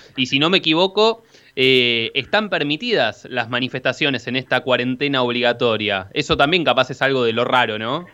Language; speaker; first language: Spanish; native; Spanish